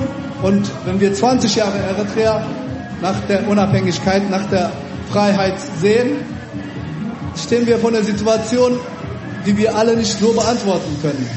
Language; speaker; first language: German; early bilingual, other home language; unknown